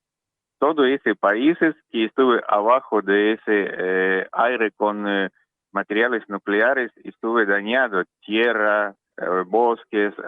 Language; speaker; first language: Spanish; non-native, learner; Russian